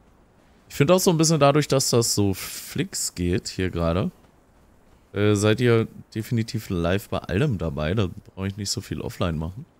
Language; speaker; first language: German; native; German